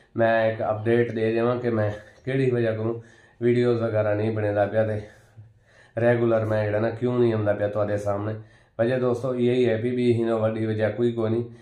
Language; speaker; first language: Punjabi; non-native, local second language; Saraiki